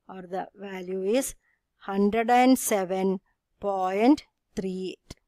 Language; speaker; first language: English; non-native, local second language; Malayalam